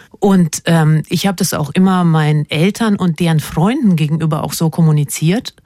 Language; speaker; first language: German; non-native, fluent; Latvian